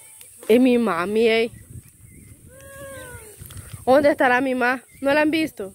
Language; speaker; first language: Spanish; native; Spanish